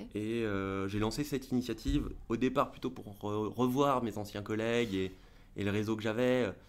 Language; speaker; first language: French; native; French